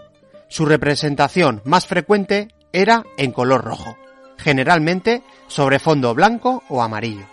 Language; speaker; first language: Spanish; native; Spanish